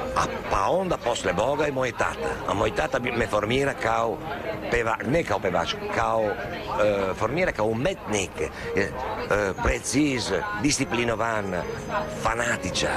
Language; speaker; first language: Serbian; non-native, learner; Italian